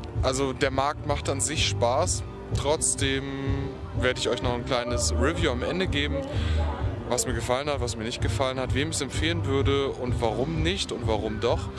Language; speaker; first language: German; native; German